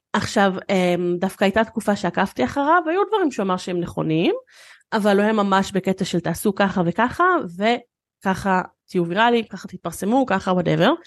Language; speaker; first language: Hebrew; native; Hebrew